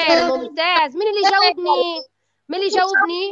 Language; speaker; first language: Arabic; native; Arabic